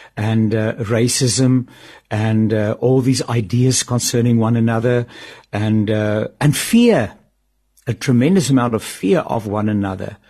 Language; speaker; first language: English; non-native, local second language; Afrikaans